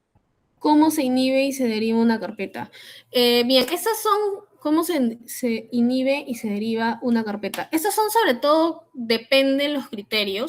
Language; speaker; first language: Spanish; native; Spanish